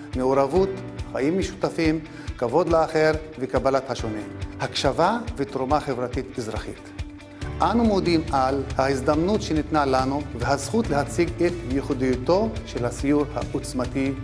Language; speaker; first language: Hebrew; non-native, local second language; Arabic